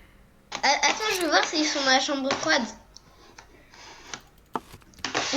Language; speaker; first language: French; native; French